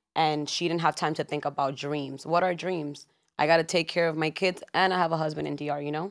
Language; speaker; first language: English; early bilingual, other home language; Spanish